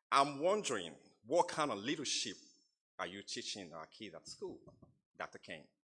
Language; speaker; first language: English; non-native, fluent; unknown